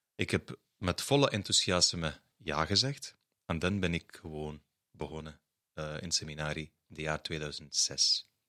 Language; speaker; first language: Dutch; non-native, fluent; Tamil